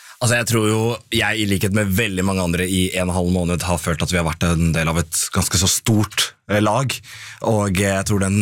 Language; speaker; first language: Norwegian; native; Norwegian